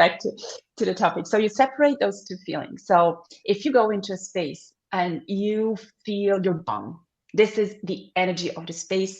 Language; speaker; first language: English; non-native, fluent; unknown